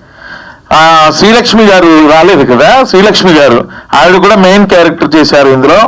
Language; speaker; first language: Telugu; native; Telugu